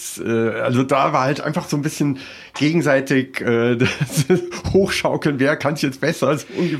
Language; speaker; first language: German; native; German